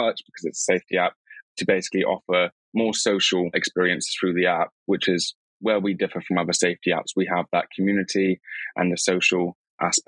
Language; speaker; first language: English; native; English